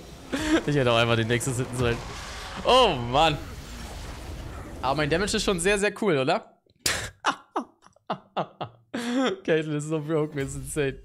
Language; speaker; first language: German; native; German